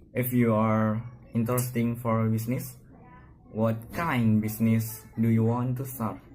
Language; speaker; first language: English; non-native, learner; Indonesian